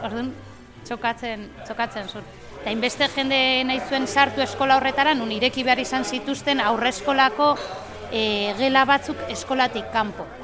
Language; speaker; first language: Basque; non-native, local second language; Spanish